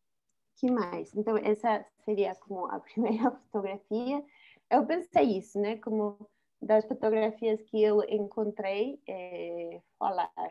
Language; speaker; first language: Portuguese; non-native, fluent; Spanish